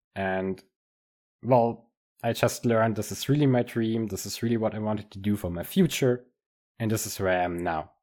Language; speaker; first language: English; non-native, fluent; German